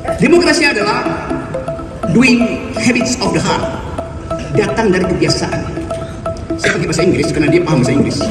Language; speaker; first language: Indonesian; native; Indonesian